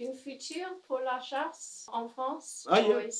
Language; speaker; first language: French; non-native, learner; English